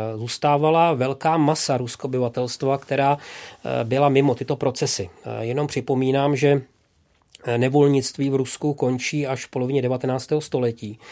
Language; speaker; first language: Czech; native; Czech